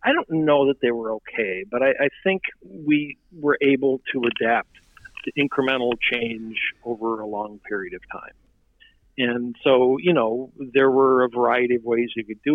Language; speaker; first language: English; native; English